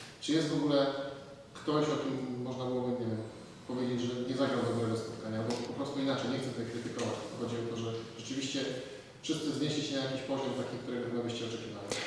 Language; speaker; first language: Polish; native; Polish